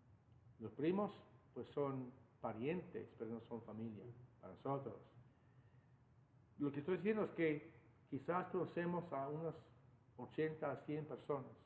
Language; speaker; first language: Spanish; non-native, fluent; English